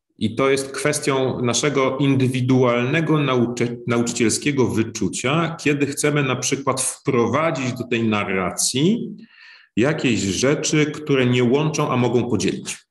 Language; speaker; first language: Polish; native; Polish